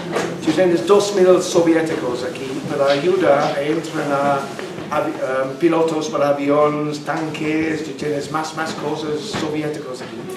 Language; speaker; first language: Spanish; non-native, learner; English